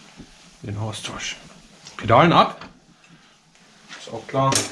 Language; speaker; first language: German; native; German